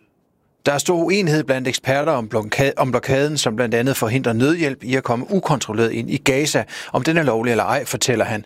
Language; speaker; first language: Danish; native; Danish